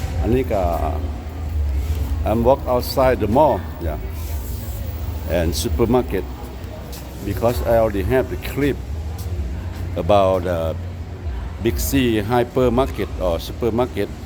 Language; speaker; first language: English; non-native, learner; Lao